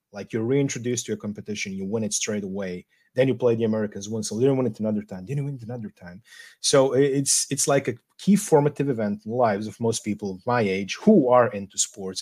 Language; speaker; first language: English; non-native, fluent; Serbian